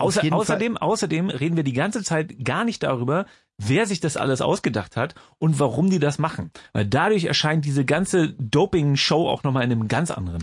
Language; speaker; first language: German; native; German